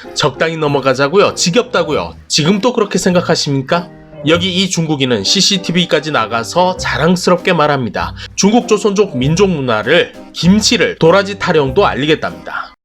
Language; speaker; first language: Korean; native; Korean